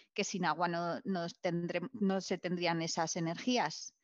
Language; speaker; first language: Spanish; native; Spanish